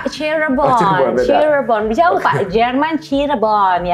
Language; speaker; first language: Indonesian; native; Indonesian